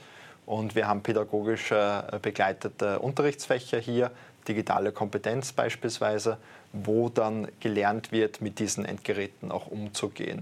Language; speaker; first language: German; native; German